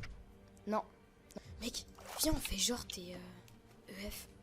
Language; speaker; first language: French; native; French